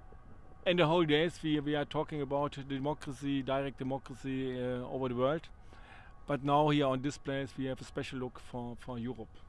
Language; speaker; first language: English; non-native, learner; German